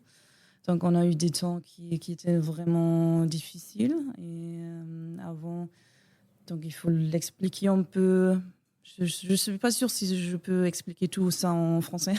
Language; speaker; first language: French; non-native, learner; German